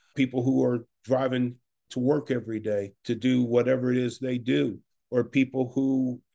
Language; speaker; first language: English; native; English